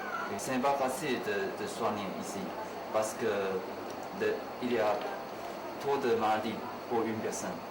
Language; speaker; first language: French; non-native, learner; Chinese